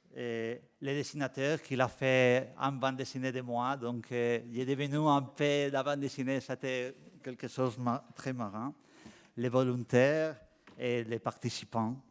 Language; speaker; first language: French; non-native, learner; Spanish